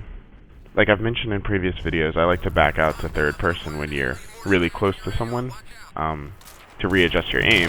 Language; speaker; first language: English; native; English